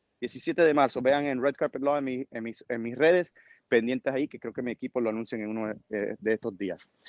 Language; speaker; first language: Spanish; early bilingual, heritage; Spanish